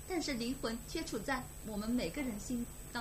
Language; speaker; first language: Chinese; native; Chinese